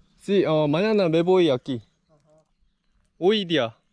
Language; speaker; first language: Spanish; non-native, learner; Korean